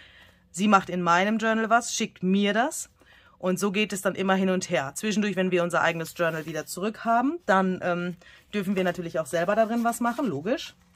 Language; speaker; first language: German; native; German